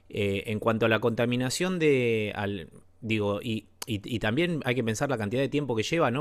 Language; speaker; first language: Spanish; native; Spanish